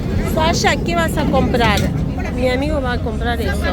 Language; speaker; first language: Spanish; non-native, fluent; Russian